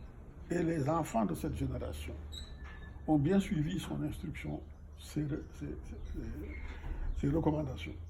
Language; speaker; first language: French; non-native, local second language; Fula